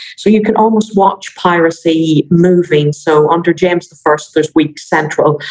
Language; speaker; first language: English; native; English